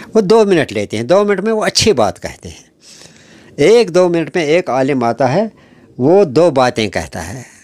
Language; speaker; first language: Hindi; non-native, local second language; Kashmiri